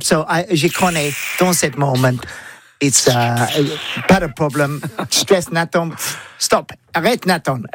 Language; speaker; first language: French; non-native, learner; English